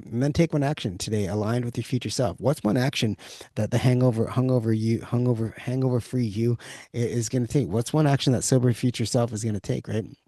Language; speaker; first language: English; native; English